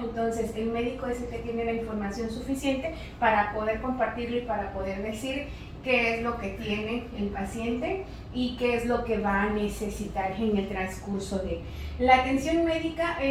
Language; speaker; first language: Spanish; native; Spanish